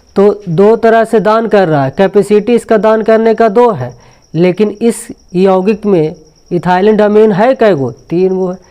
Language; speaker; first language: Hindi; native; Hindi